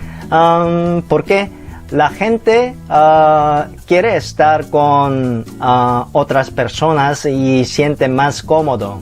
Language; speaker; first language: Spanish; non-native, fluent; Korean